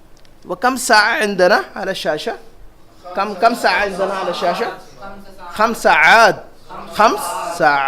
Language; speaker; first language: Arabic; non-native, fluent; Urdu